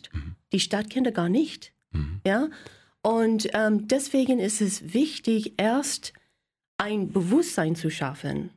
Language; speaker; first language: German; non-native, fluent; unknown